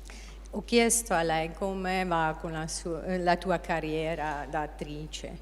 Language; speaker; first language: Italian; non-native, fluent; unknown